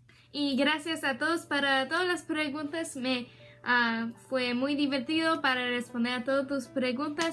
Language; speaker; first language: Spanish; non-native, learner; English